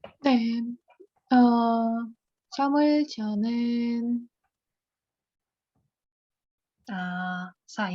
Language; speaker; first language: Korean; non-native, learner; Russian